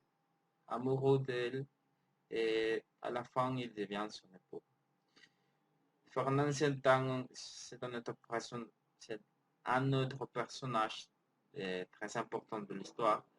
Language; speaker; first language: French; non-native, learner; Spanish